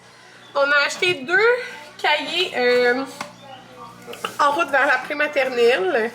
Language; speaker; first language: French; native; French